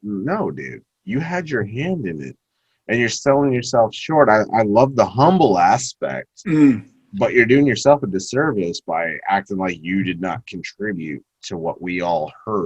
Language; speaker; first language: English; native; English